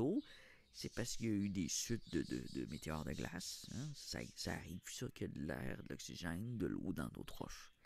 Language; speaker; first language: French; native; French